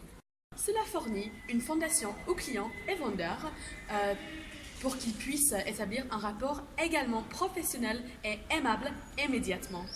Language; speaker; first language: French; non-native, fluent; English